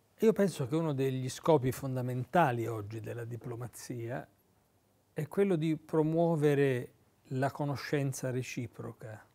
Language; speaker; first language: Italian; native; Italian